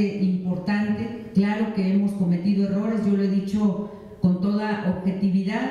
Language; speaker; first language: Spanish; native; Spanish